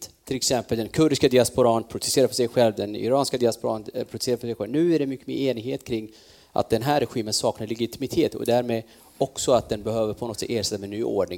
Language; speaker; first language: Swedish; non-native, fluent; Kurdish